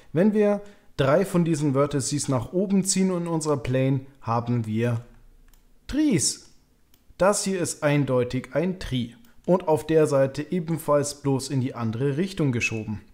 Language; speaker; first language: German; native; German